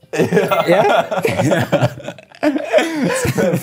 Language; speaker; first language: German; non-native, learner; Danish